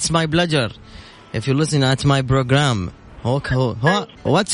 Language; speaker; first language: English; non-native, learner; Arabic